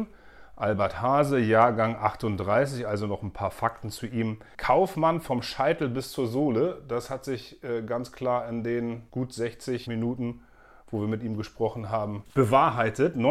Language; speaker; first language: German; native; German